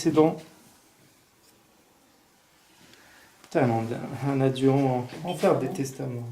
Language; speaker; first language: French; native; French